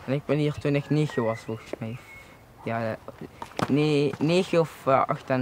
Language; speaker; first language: Dutch; early bilingual, other home language; Arabic